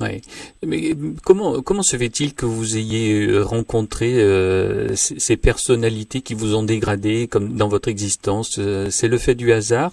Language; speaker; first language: French; native; French